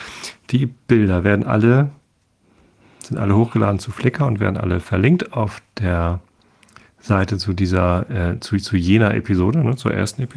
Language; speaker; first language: German; native; German